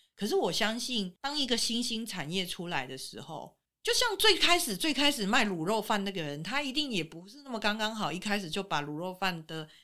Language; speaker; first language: Chinese; native; Chinese